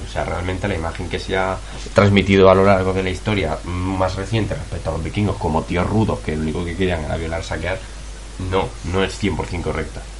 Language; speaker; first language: Spanish; native; Spanish